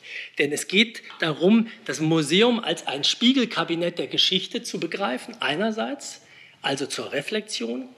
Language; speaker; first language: German; native; German